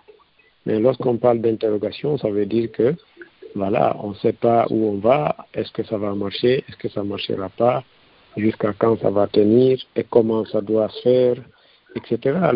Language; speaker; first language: French; non-native, local second language; Fula